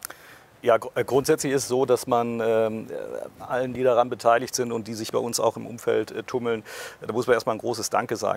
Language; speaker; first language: German; native; German